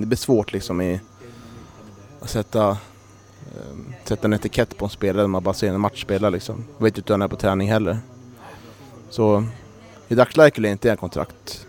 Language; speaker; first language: Swedish; native; Swedish